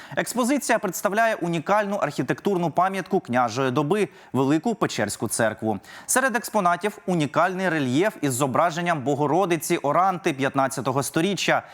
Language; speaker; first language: Ukrainian; native; Ukrainian